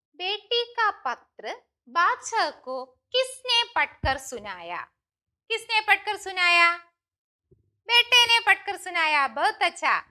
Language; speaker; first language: Hindi; non-native, local second language; Malayalam